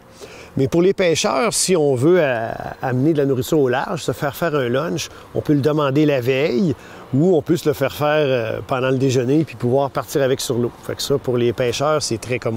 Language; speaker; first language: French; native; French